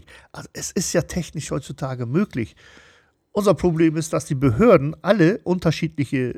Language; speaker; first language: German; native; German